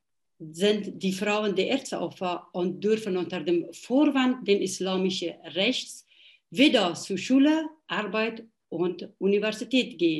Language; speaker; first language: German; non-native, fluent; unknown